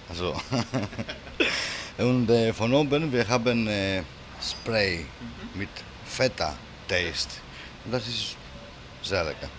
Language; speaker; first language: German; non-native, learner; Greek